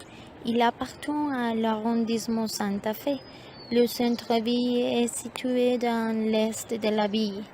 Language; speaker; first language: French; non-native, learner; Spanish